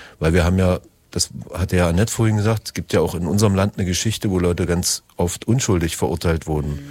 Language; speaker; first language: German; native; German